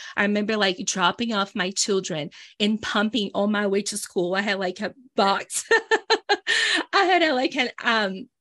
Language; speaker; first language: English; early bilingual, other home language; Portuguese